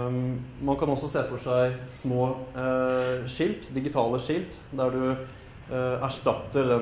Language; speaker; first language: Norwegian; native; Norwegian